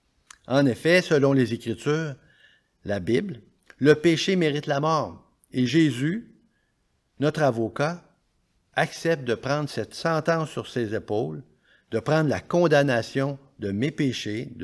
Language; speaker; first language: French; native; French